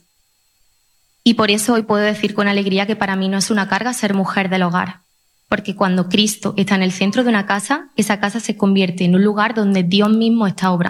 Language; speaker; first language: Spanish; native; Spanish